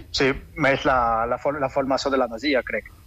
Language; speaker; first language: Catalan; non-native, fluent; French